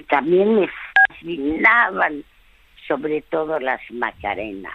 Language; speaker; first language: Spanish; early bilingual, other home language; French